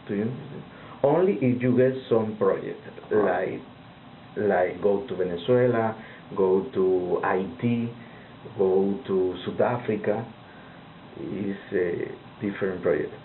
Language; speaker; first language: English; non-native, learner; Spanish